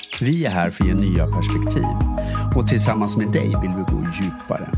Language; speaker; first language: Swedish; native; Swedish